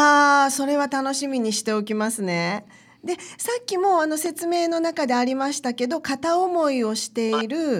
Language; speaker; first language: Japanese; native; Japanese